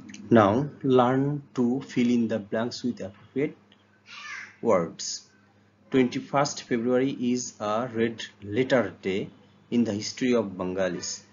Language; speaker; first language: English; non-native, local second language; Bangla